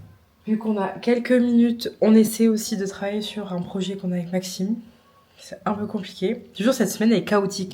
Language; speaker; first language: French; native; French